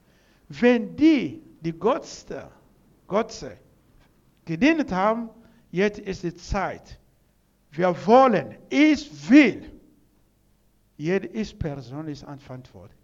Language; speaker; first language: German; non-native, learner; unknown